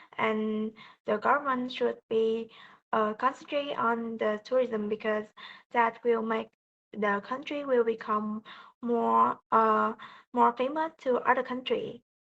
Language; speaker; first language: English; non-native, learner; Vietnamese